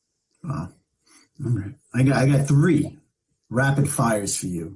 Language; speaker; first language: English; native; English